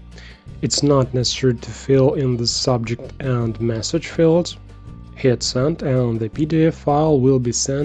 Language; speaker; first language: English; non-native, fluent; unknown